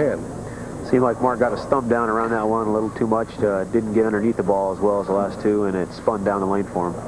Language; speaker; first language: English; native; English